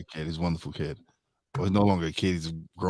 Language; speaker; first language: English; native; English